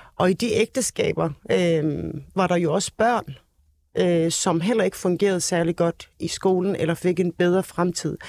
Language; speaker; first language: Danish; early bilingual, other home language; Turkish